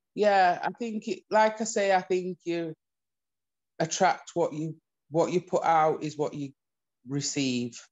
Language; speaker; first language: English; native; English